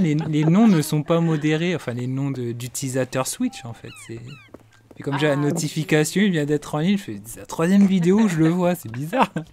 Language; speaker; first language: French; native; French